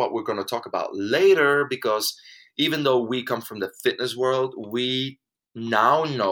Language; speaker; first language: English; non-native, fluent; Dutch